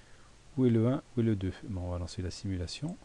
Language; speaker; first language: French; native; French